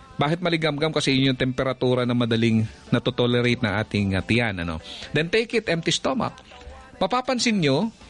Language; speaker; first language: Filipino; native; Filipino